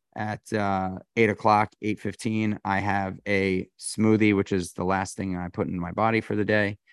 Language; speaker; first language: English; native; English